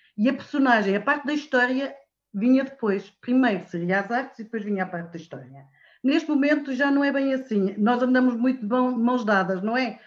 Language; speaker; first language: Portuguese; native; Portuguese